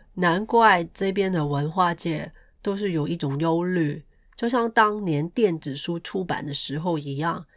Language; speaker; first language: Chinese; non-native, local second language; Cantonese